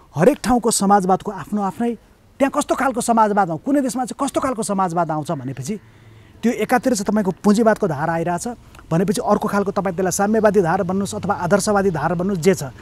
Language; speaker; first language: Nepali; native; Nepali